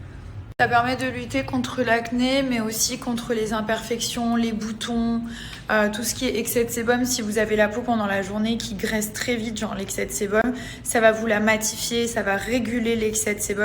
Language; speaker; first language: French; native; French